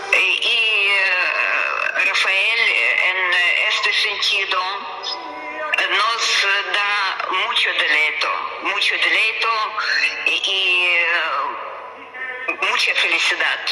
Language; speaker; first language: Spanish; non-native, learner; Russian